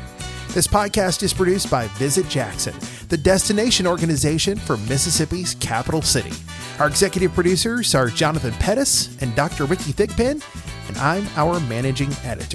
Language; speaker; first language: English; native; English